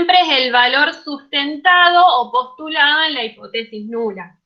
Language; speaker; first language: Spanish; native; Spanish